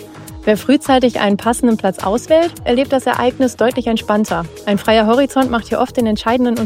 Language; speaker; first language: German; native; German